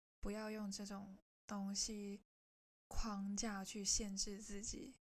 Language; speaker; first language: Chinese; non-native, local second language; Cantonese